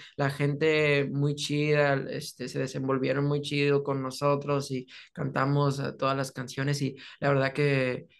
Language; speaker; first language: Spanish; early bilingual, heritage; Spanish